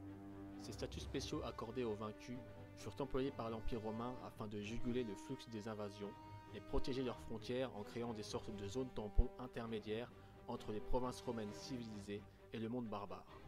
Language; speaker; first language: French; native; French